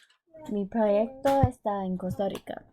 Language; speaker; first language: Spanish; non-native, learner; English